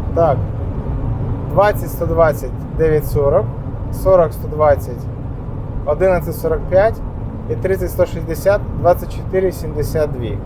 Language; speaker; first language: Ukrainian; non-native, local second language; Russian